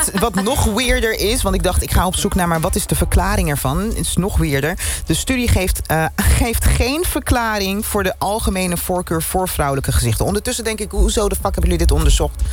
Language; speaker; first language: Dutch; native; Dutch